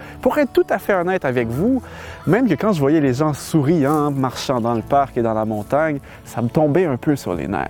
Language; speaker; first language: French; native; French